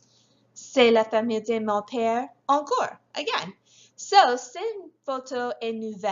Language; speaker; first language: French; non-native, fluent; English